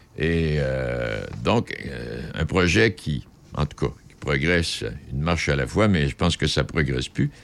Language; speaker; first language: French; native; French